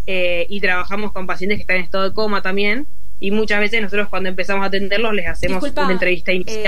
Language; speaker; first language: Spanish; native; Spanish